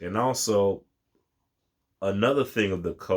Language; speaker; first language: English; native; English